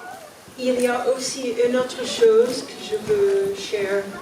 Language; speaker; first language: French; non-native, learner; English